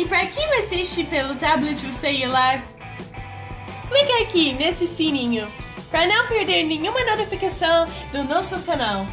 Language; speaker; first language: Portuguese; non-native, fluent; English